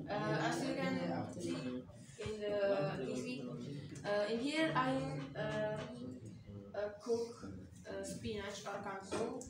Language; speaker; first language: English; non-native, learner; Indonesian